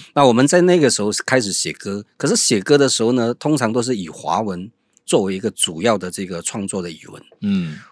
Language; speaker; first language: Chinese; non-native, local second language; Min Nan Chinese